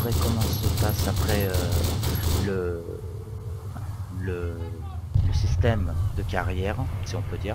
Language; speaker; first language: French; native; French